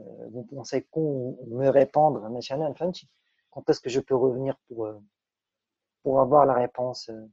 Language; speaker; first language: French; non-native, local second language; Arabic